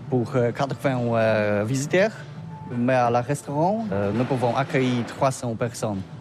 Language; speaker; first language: French; non-native, learner; Polish